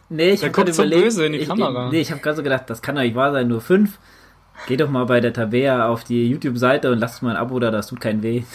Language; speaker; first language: German; native; German